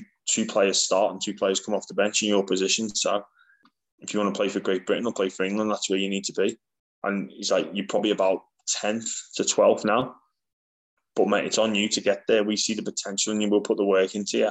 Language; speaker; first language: English; native; English